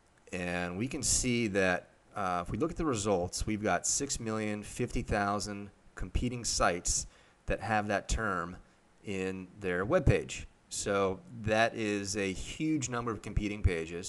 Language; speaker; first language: English; native; English